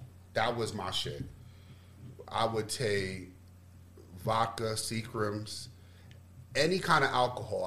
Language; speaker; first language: English; native; English